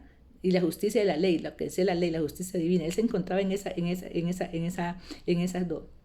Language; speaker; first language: Spanish; native; Spanish